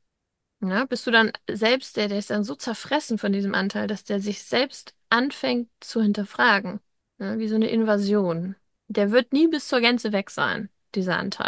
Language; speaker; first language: German; native; German